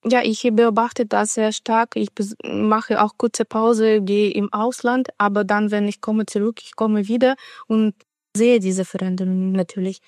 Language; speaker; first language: German; non-native, fluent; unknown